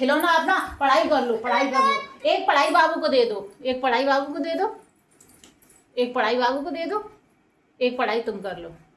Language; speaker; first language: Hindi; native; Hindi